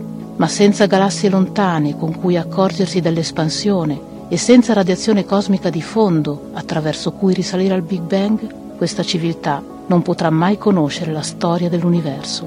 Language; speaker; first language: Italian; native; Italian